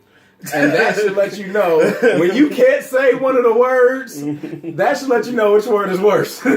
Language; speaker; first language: English; native; English